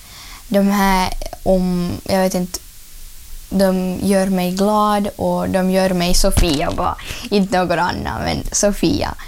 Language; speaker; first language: Swedish; non-native, learner; Russian